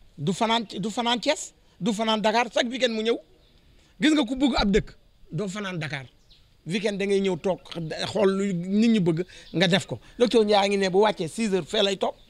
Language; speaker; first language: Wolof; non-native, local second language; Fula